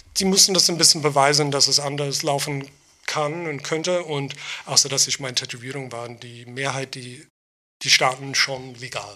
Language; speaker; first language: German; non-native, fluent; English